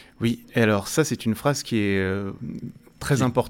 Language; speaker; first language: French; native; French